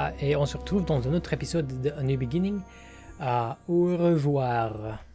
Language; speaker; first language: French; non-native, learner; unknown